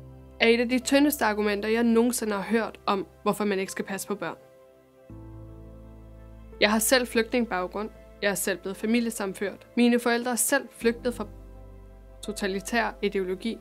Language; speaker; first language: Danish; early bilingual, other home language; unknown